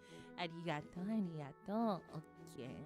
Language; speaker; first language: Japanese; native; Japanese